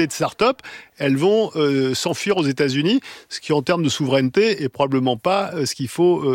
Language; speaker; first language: French; native; French